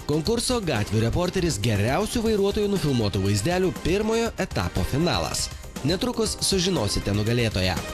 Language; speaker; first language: Lithuanian; native; Lithuanian